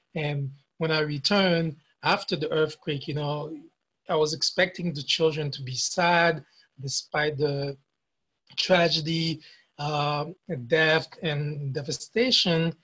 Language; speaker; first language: English; non-native, fluent; Haitian Creole